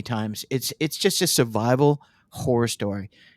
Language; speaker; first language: English; native; English